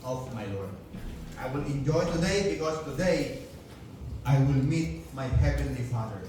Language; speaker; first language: English; non-native, local second language; Filipino